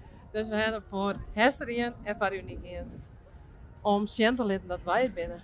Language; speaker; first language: Dutch; native; Dutch